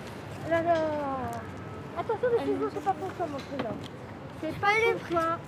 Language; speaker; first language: French; native; French